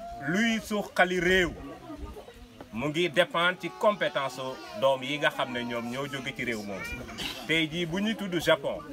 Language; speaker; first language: Wolof; non-native, local second language; Jola-Fonyi